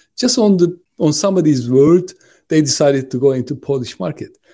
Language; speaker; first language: English; non-native, fluent; Turkish